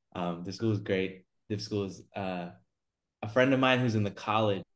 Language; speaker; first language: English; native; English